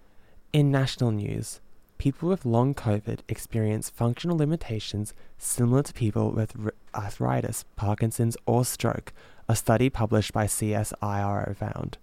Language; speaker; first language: English; native; English